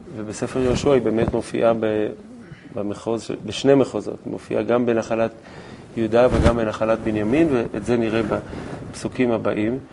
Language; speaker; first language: Hebrew; native; Hebrew